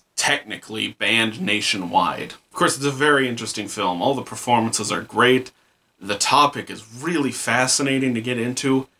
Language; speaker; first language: English; native; English